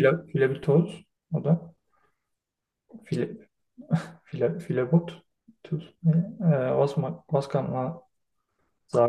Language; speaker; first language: German; non-native, learner; Turkish